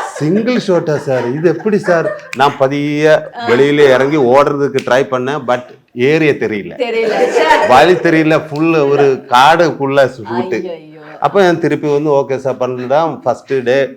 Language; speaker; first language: Tamil; non-native, learner; Malayalam